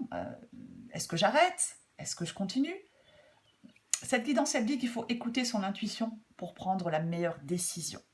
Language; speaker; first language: French; native; French